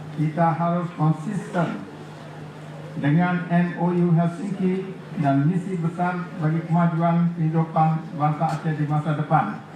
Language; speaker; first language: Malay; non-native, local second language; Achinese